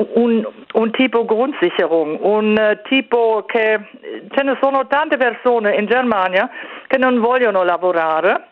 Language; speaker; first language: Italian; non-native, fluent; German